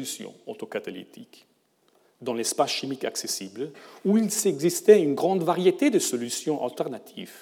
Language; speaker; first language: French; non-native, fluent; German